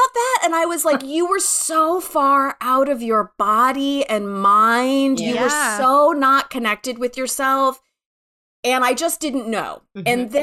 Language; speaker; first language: English; native; English